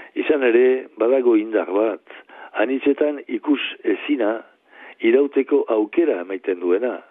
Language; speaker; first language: Basque; native; Basque